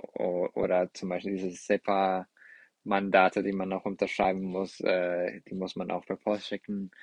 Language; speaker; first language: German; non-native, fluent; Spanish